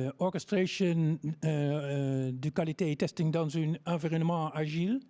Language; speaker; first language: French; non-native, learner; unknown